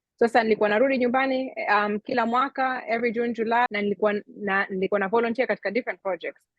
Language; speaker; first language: Swahili; native; Swahili